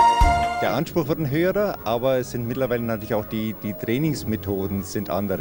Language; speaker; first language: German; native; German